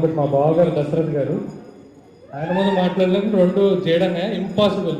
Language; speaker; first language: Telugu; native; Telugu